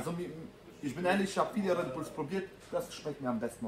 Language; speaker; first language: German; early bilingual, other home language; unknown